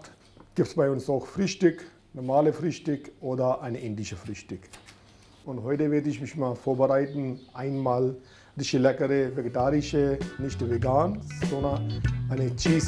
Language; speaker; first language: German; non-native, fluent; Punjabi